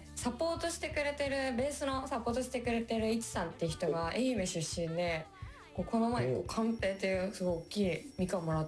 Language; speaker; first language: Japanese; native; Japanese